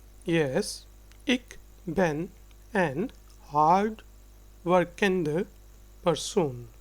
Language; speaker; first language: Dutch; non-native, fluent; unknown